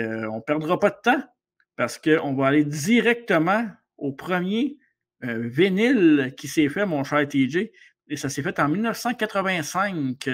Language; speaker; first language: French; native; French